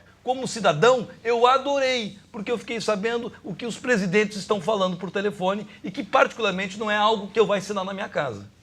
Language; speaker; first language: Portuguese; native; Portuguese